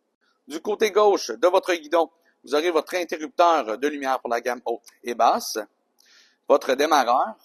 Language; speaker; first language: French; native; French